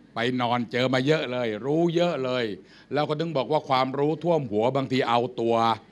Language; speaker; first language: Thai; native; Thai